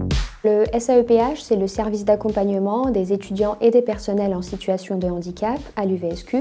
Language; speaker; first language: French; native; French